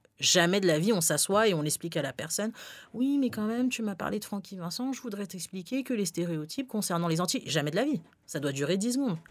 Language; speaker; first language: French; early bilingual, other home language; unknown